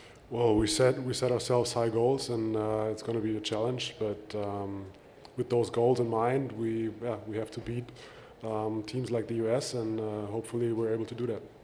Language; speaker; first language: English; non-native, fluent; German